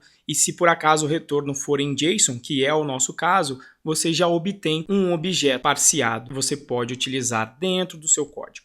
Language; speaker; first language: Portuguese; native; Portuguese